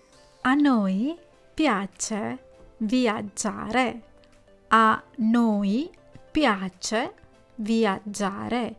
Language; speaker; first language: Italian; non-native, fluent; Sinhala